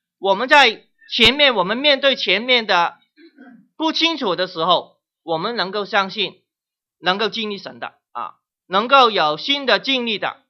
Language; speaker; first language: Chinese; non-native, local second language; Cantonese